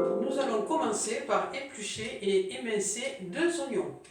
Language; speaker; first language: French; native; French